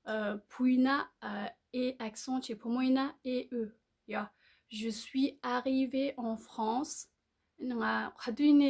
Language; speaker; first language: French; non-native, learner; Tibetan